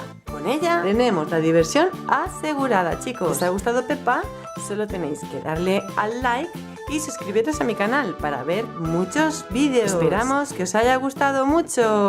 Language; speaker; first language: Spanish; native; Spanish